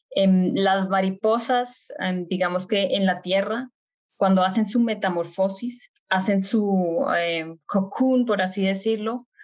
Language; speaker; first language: Spanish; native; Spanish